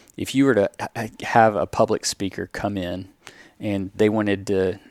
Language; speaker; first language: English; native; English